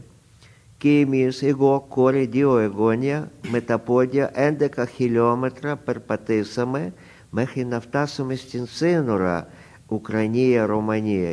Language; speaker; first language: Greek; non-native, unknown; Russian